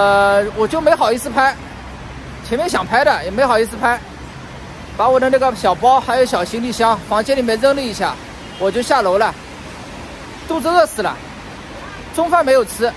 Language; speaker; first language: Chinese; non-native, local second language; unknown